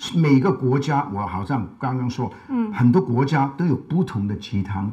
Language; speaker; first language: Chinese; native; Chinese